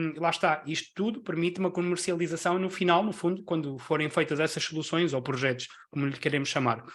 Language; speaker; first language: Portuguese; early bilingual, other home language; Spanish